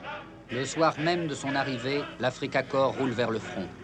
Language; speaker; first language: French; native; French